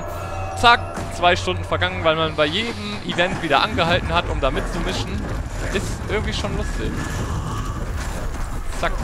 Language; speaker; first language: German; native; German